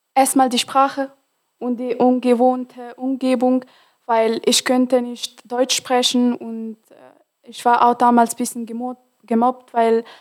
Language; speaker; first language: German; non-native, fluent; Arabic